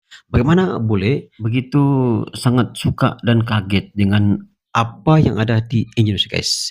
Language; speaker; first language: Indonesian; non-native, local second language; Malay